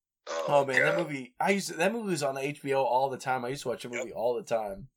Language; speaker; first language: English; native; English